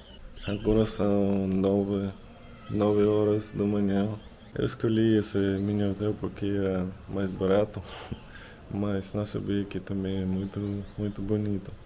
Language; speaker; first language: Portuguese; non-native, learner; Russian